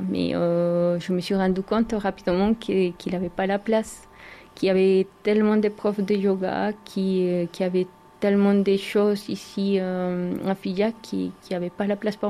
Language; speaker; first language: French; non-native, learner; Spanish